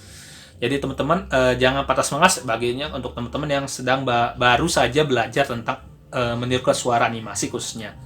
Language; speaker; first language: Indonesian; native; Indonesian